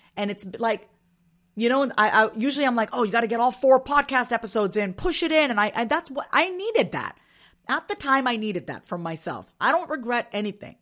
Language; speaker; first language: English; early bilingual, other home language; Hindi